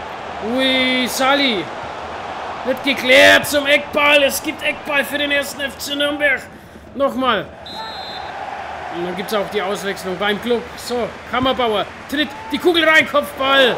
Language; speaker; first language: German; native; German